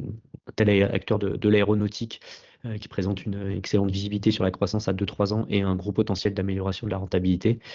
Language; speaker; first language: French; native; French